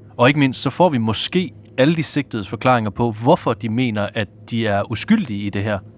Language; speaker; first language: Danish; native; Danish